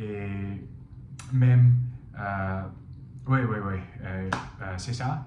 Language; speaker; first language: French; non-native, fluent; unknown